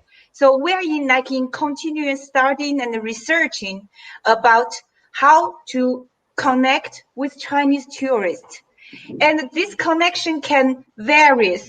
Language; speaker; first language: English; non-native, fluent; Chinese